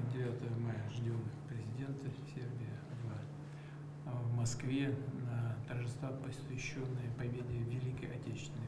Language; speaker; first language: Russian; native; Russian